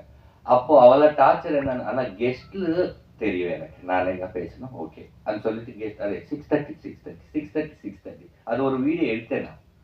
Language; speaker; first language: Tamil; non-native, learner; Telugu